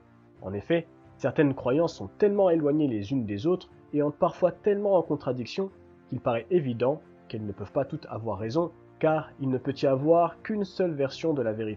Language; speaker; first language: French; native; French